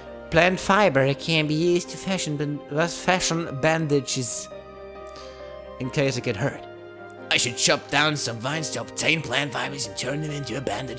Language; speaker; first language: English; non-native, learner; German